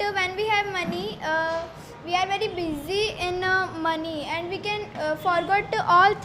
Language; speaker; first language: English; non-native, learner; Hindi